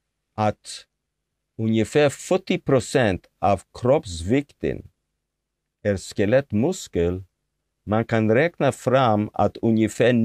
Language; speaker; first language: Swedish; non-native, fluent; Hebrew